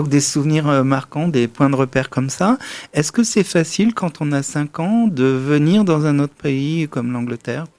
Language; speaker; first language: French; native; French